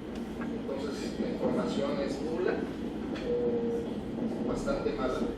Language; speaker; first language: Spanish; native; Spanish